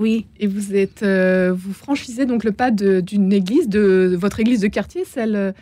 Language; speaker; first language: French; native; French